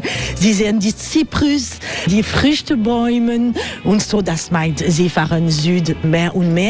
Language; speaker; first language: German; non-native, fluent; French